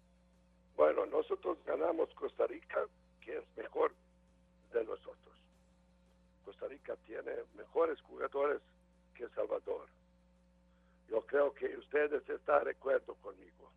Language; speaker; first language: Spanish; non-native, learner; Serbian